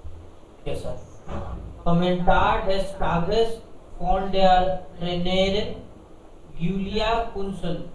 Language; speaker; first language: German; non-native, learner; Hindi